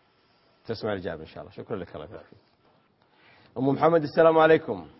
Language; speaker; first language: Arabic; native; Arabic